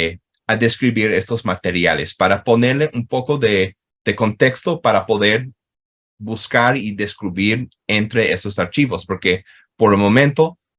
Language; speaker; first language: Spanish; non-native, fluent; English